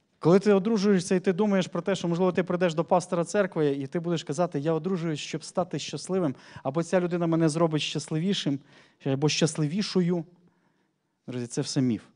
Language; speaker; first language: Ukrainian; native; Ukrainian